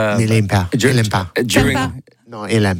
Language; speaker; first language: French; non-native, learner; English